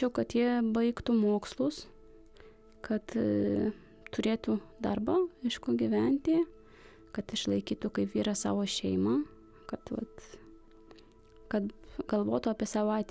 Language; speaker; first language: Lithuanian; non-native, local second language; Romany